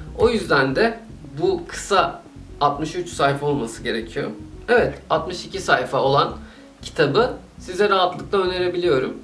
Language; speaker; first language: Turkish; native; Turkish